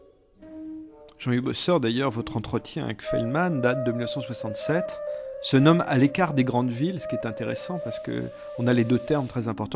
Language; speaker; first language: French; native; French